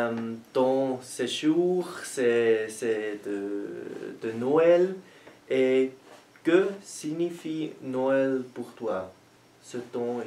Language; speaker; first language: French; non-native, learner; German